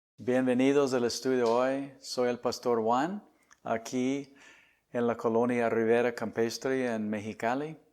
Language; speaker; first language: Spanish; non-native, fluent; English